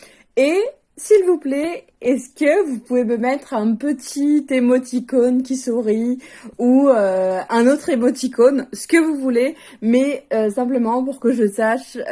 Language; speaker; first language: French; native; French